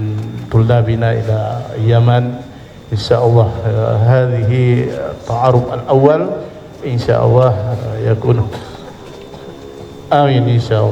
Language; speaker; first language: Arabic; non-native, fluent; Indonesian